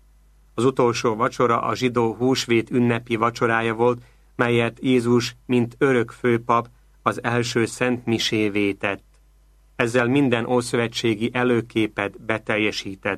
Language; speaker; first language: Hungarian; native; Hungarian